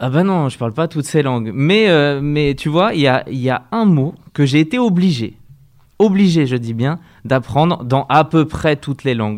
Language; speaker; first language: French; native; French